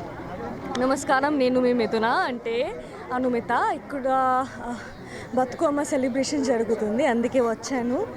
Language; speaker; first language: Telugu; non-native, learner; Bangla